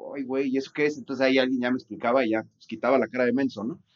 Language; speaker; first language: Spanish; native; Spanish